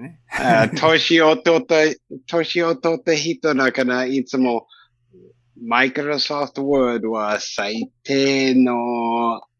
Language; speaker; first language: Japanese; non-native, learner; English